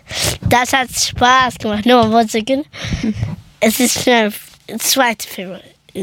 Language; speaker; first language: German; early bilingual, other home language; Persian